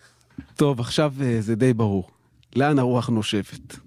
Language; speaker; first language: Hebrew; native; Hebrew